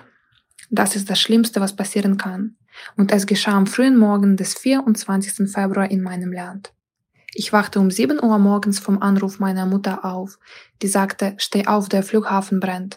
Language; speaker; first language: German; non-native, fluent; Ukrainian